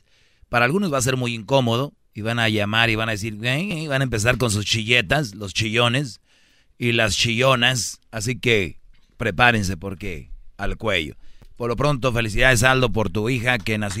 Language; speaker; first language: Spanish; native; Spanish